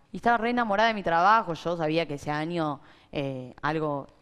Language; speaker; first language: Spanish; native; Spanish